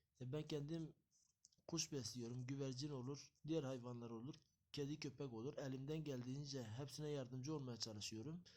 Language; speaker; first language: Turkish; native; Turkish